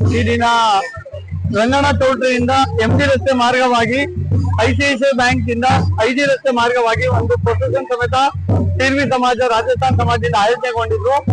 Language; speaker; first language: Kannada; non-native, local second language; Marwari